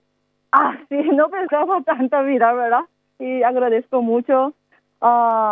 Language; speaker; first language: Spanish; non-native, learner; Korean